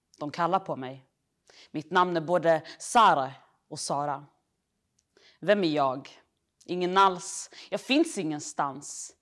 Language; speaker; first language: Swedish; early bilingual, other home language; Arabic